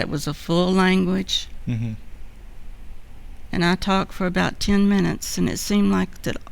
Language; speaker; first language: English; native; English